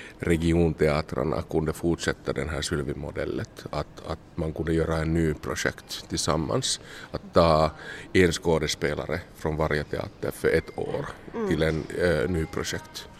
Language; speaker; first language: Swedish; non-native, local second language; Finnish